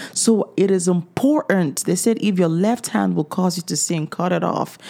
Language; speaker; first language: English; native; English